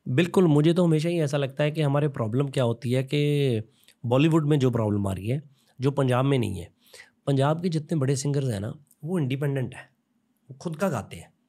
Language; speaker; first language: Hindi; non-native, local second language; Punjabi